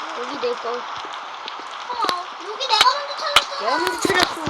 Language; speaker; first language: Korean; native; Korean